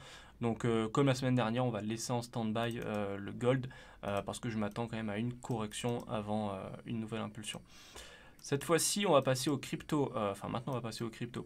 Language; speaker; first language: French; native; French